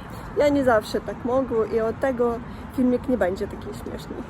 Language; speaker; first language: Polish; non-native, learner; Russian